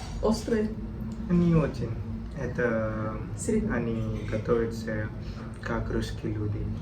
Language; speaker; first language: Russian; non-native, learner; Kannada